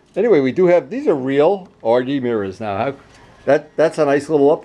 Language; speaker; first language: English; native; English